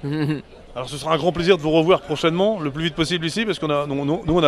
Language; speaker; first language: French; native; French